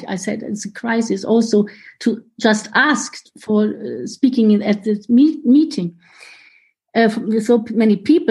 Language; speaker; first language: English; non-native, fluent; German